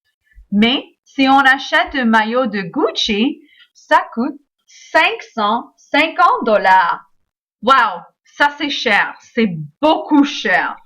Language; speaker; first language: French; non-native, fluent; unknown